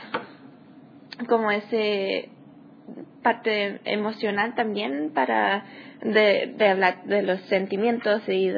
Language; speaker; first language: Spanish; non-native, learner; English